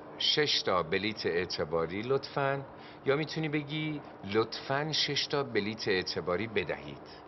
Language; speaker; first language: Persian; native; Persian